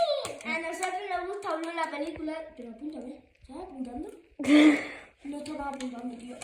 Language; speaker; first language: Spanish; native; Spanish